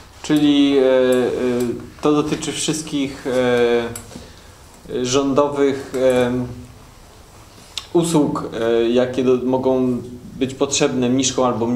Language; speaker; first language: Polish; native; Polish